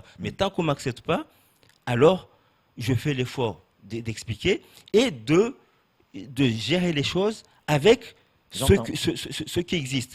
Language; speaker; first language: French; native; French